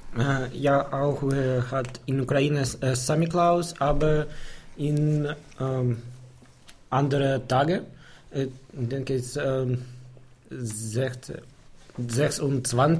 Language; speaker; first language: German; non-native, learner; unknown